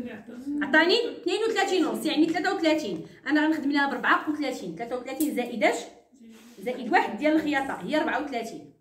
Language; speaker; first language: Arabic; native; Arabic